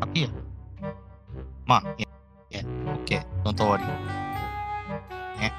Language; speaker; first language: English; non-native, learner; Japanese